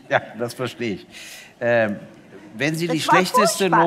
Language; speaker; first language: German; native; German